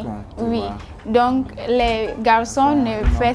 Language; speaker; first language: French; non-native, learner; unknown